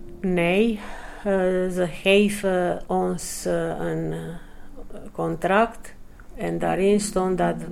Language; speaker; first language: Dutch; non-native, fluent; Romanian